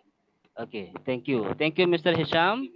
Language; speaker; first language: English; non-native, learner; Indonesian